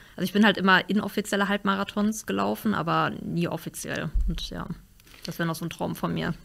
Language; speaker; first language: German; native; German